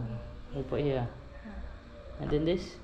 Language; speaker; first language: English; non-native, learner; Filipino